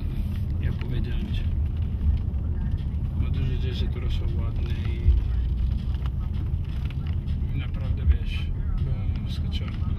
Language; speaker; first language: Polish; non-native, learner; Italian